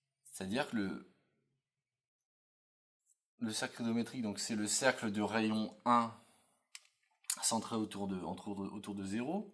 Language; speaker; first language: French; native; French